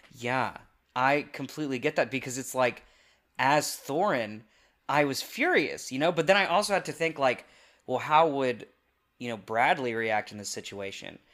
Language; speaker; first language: English; native; English